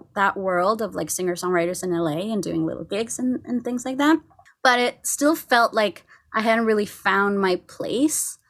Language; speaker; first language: English; non-native, fluent; Spanish